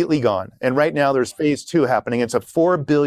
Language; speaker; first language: English; native; English